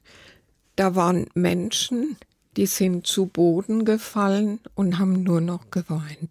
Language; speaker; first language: German; native; German